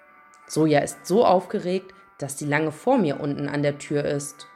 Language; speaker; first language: German; native; German